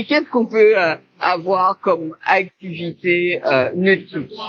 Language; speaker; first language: French; native; French